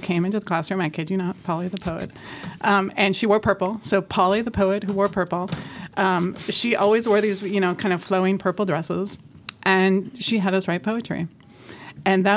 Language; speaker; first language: English; native; English